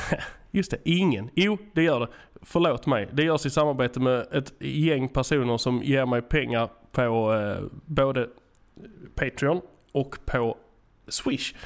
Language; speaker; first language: Swedish; native; Swedish